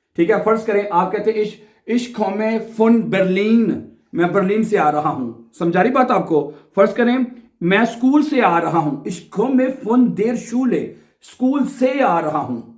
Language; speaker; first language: Urdu; non-native, local second language; Punjabi